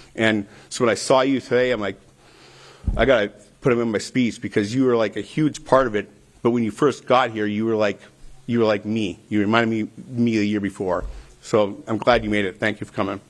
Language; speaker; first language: English; native; English